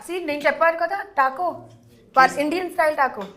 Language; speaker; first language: Telugu; non-native, local second language; Hindi